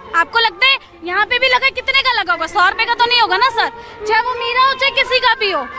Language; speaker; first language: Hindi; native; Hindi